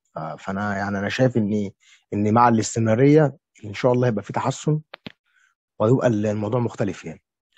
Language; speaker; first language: Arabic; native; Arabic